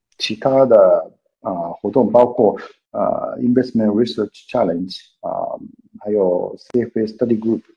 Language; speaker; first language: Chinese; non-native, fluent; Japanese